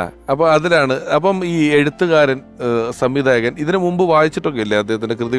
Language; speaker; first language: Malayalam; native; Malayalam